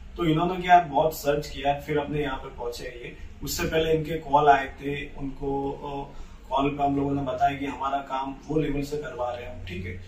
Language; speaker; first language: Hindi; native; Hindi